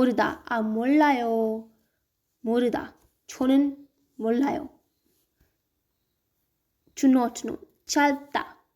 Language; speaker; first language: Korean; non-native, learner; Hindi